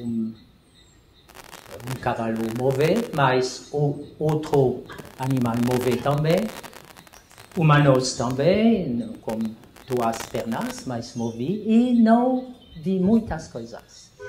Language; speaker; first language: Portuguese; non-native, learner; French